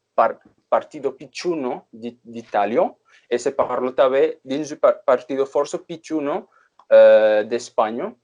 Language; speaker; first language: Italian; non-native, fluent; Portuguese